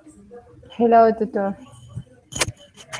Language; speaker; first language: English; non-native, learner; Spanish